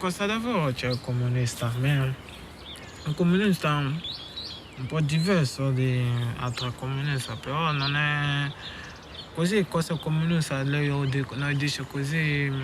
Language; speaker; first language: Italian; non-native, learner; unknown